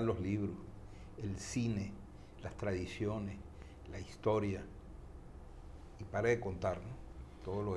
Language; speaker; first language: Spanish; native; Spanish